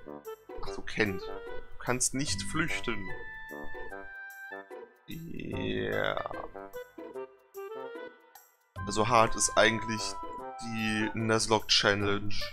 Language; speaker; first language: German; native; German